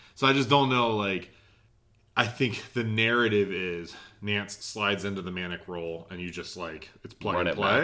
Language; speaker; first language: English; native; English